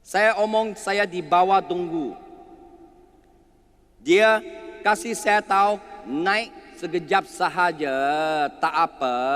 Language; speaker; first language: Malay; non-native, learner; Chinese